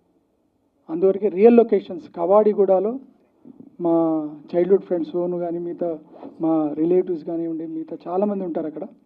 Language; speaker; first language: Telugu; native; Telugu